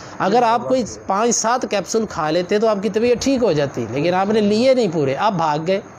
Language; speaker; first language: Urdu; non-native, local second language; Punjabi